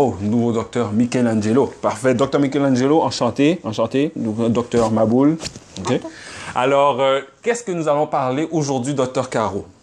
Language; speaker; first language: French; native; French